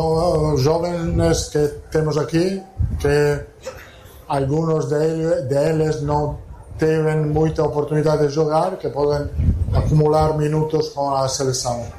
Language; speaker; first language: Portuguese; non-native, fluent; Italian